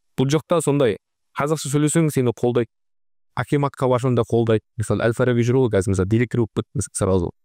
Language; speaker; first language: Kazakh; native; Kazakh